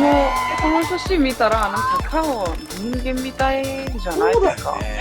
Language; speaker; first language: Japanese; non-native, fluent; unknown